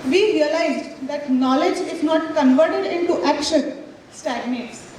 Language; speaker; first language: English; non-native, local second language; Marathi